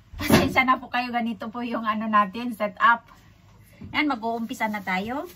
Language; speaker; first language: Filipino; non-native, local second language; Cebuano